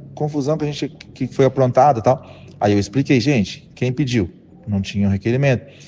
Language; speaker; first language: Portuguese; native; Portuguese